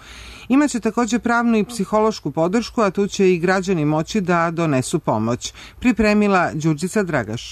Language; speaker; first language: Serbian; native; Serbian